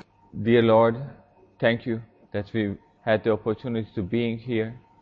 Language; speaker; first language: English; non-native, fluent; Hungarian